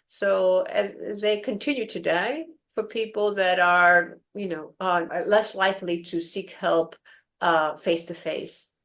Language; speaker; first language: English; non-native, fluent; Greek